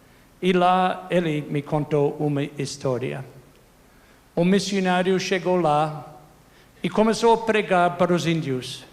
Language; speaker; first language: Portuguese; non-native, fluent; English